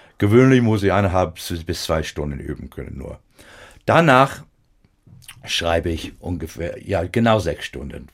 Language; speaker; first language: German; non-native, fluent; English